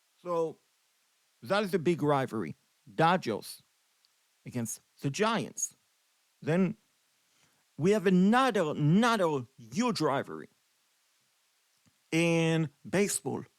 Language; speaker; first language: English; non-native, fluent; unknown